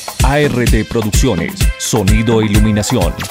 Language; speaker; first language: Spanish; native; Spanish